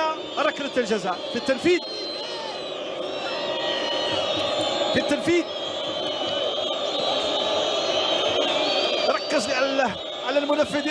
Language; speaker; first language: Arabic; native; Arabic